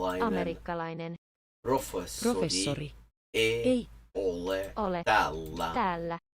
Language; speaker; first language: Finnish; non-native, learner; English